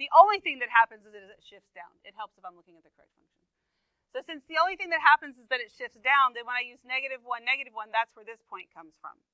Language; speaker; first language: English; native; English